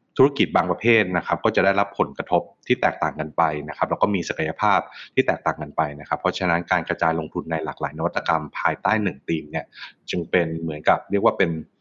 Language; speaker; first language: Thai; native; Thai